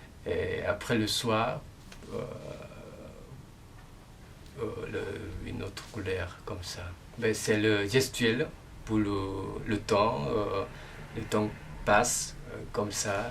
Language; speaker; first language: French; non-native, learner; Korean